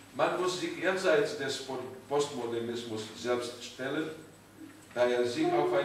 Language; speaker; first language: German; non-native, learner; Romanian